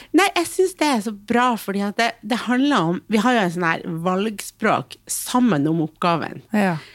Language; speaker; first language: Norwegian; native; Norwegian